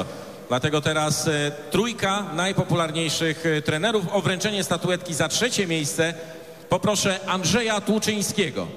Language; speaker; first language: Polish; native; Polish